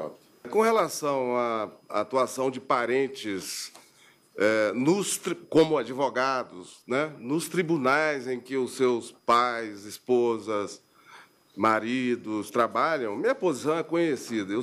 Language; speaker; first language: Portuguese; native; Portuguese